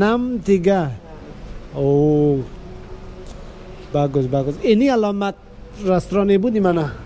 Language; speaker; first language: Indonesian; non-native, learner; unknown